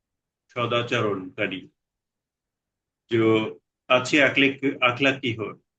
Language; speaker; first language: Hindi; non-native, learner; Bangla